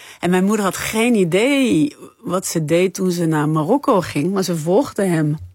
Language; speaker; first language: Dutch; early bilingual, other home language; French